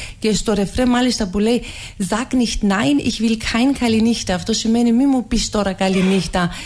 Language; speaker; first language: Greek; early bilingual, heritage; Greek